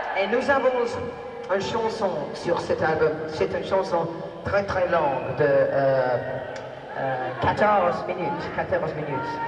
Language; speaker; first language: French; non-native, learner; English